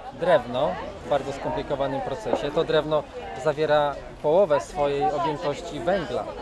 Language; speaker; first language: Polish; native; Polish